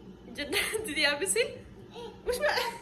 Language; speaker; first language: Arabic; non-native, fluent; Amharic